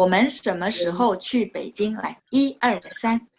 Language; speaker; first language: Chinese; non-native, fluent; Indonesian